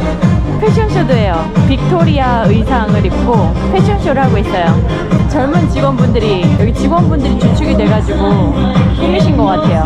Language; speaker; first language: Korean; native; Korean